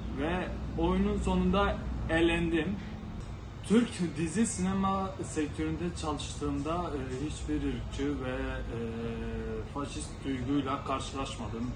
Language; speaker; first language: Turkish; non-native, local second language; Kurdish